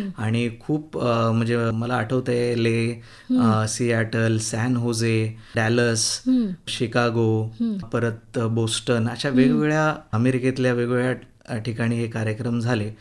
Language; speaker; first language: Marathi; native; Marathi